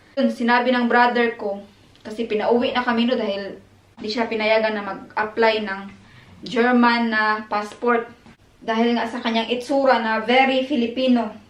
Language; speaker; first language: Filipino; non-native, local second language; Cebuano